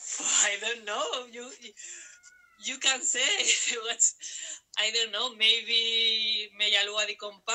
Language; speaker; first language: English; non-native, learner; Spanish